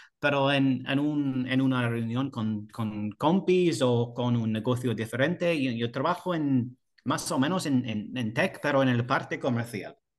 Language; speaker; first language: Spanish; non-native, learner; English